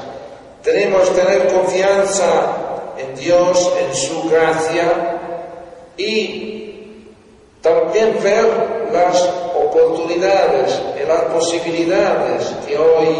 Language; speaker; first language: Spanish; non-native, fluent; Italian